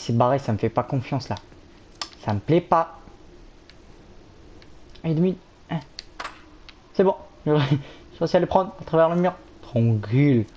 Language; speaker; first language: French; native; French